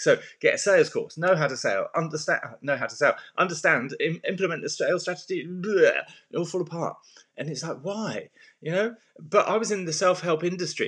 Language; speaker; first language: English; native; English